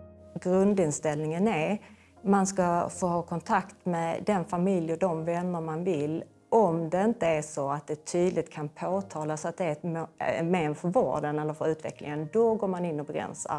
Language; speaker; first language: Swedish; native; Swedish